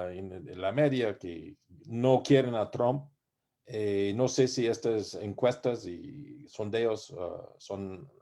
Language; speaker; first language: Spanish; non-native, learner; English